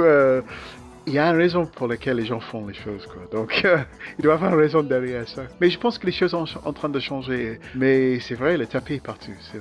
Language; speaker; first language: French; non-native, fluent; English